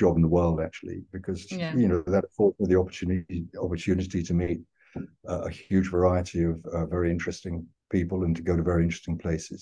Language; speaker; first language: English; native; English